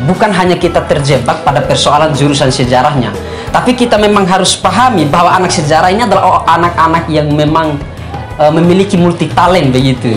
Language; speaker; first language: Indonesian; non-native, local second language; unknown